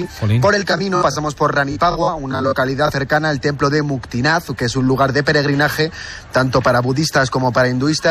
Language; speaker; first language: Spanish; native; Spanish